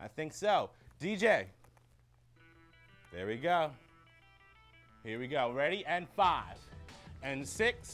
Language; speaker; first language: English; native; English